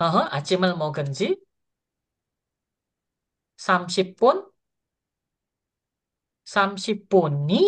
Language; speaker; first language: Korean; non-native, fluent; Indonesian